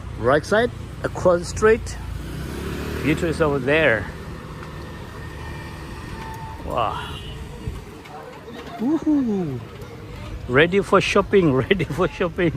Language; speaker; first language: English; non-native, local second language; Indonesian